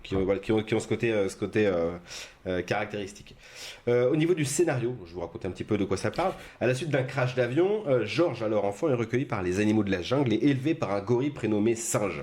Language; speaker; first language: French; native; French